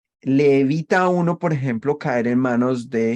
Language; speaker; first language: Spanish; native; Spanish